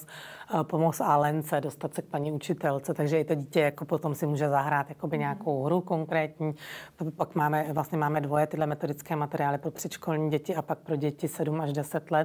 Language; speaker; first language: Czech; native; Czech